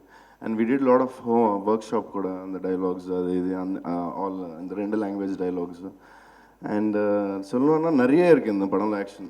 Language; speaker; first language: Tamil; non-native, local second language; Telugu